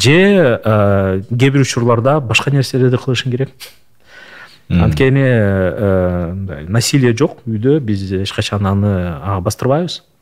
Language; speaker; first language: Kyrgyz; non-native, local second language; Russian